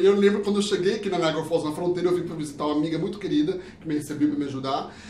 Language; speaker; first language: Portuguese; early bilingual, heritage; Portuguese